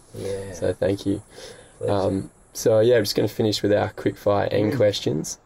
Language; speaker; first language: English; native; English